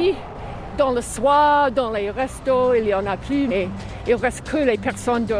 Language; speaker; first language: French; non-native, fluent; English